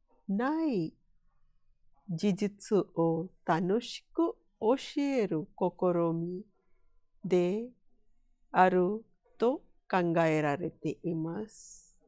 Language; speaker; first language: Japanese; non-native, fluent; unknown